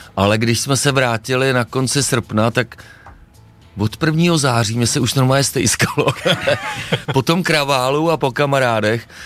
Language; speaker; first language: Czech; native; Czech